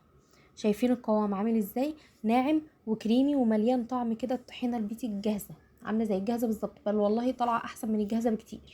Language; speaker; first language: Arabic; native; Arabic